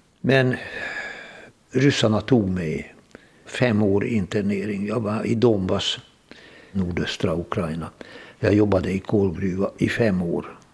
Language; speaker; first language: Swedish; non-native, fluent; Hungarian